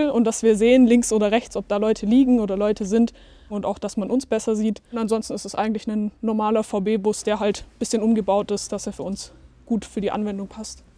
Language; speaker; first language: German; native; German